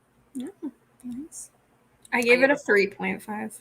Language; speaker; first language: English; native; English